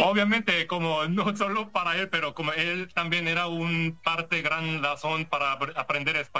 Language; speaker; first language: Spanish; non-native, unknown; Korean